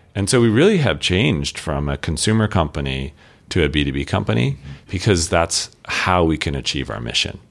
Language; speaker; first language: English; native; English